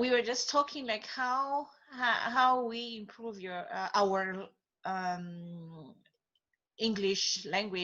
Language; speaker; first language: English; non-native, fluent; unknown